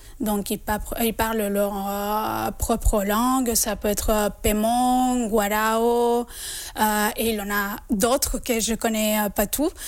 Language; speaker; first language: French; non-native, fluent; Spanish